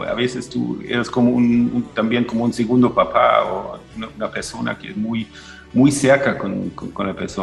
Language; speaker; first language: Spanish; non-native, fluent; German